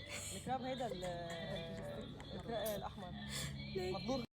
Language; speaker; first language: Arabic; native; Arabic